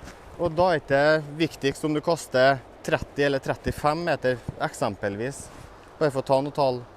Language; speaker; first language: Norwegian; native; Norwegian